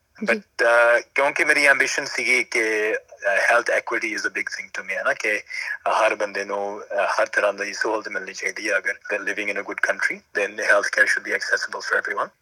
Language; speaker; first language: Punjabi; early bilingual, heritage; Punjabi